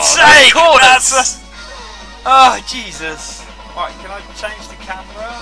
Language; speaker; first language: English; native; English